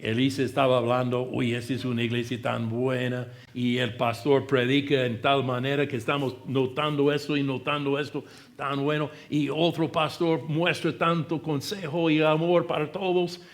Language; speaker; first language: Spanish; non-native, fluent; English